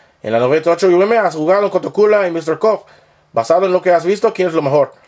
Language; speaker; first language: Spanish; non-native, learner; English